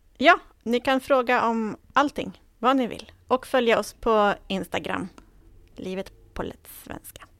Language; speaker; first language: Swedish; native; Swedish